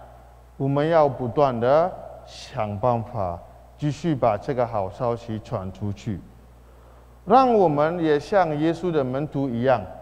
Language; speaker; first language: Chinese; non-native, fluent; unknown